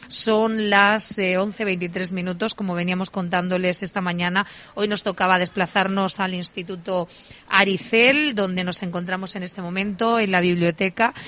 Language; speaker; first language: Spanish; native; Spanish